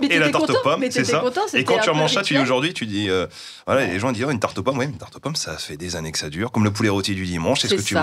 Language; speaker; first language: French; native; French